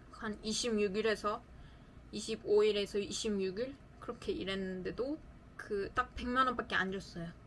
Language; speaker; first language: Korean; non-native, fluent; Uzbek